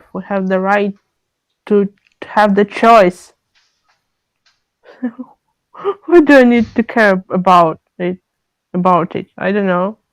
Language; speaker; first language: English; non-native, learner; French